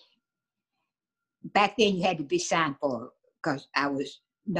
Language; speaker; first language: English; native; English